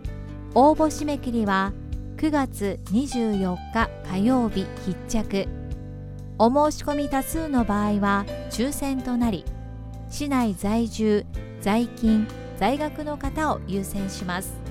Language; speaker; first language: Japanese; native; Japanese